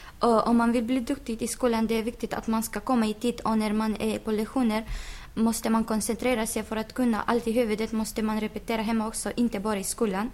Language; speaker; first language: Swedish; non-native, learner; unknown